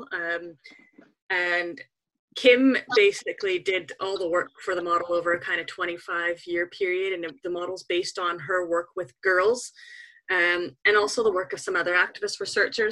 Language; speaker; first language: English; native; English